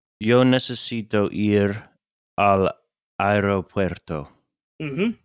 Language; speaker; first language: Spanish; non-native, learner; English